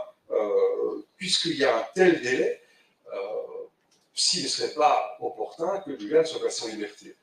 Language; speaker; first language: French; native; French